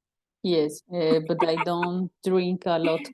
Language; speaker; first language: English; non-native, learner; Spanish